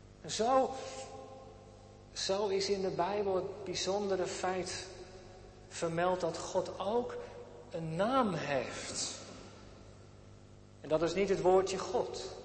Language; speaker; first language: Dutch; native; Dutch